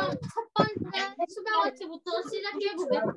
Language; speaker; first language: Korean; native; Korean